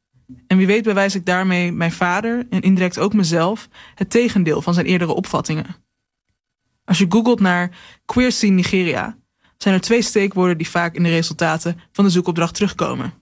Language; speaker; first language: Dutch; native; Dutch